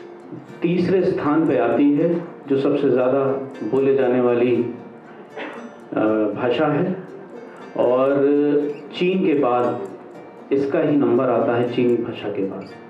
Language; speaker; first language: Hindi; native; Hindi